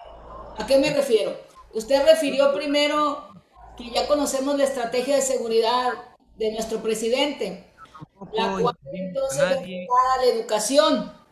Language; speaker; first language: Spanish; native; Spanish